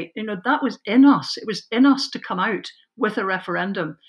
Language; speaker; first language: English; native; English